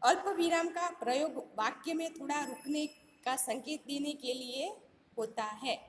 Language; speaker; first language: Hindi; non-native, local second language; Gujarati